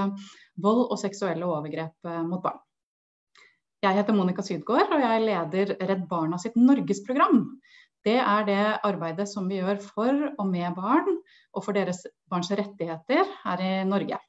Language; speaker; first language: Norwegian; native; Norwegian